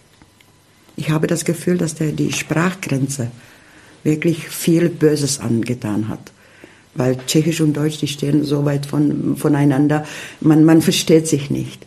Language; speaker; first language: German; early bilingual, heritage; Czech